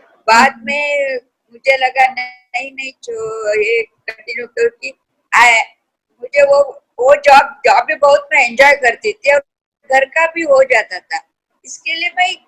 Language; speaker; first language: Hindi; non-native, local second language; Kannada